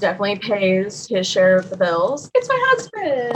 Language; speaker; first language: English; native; English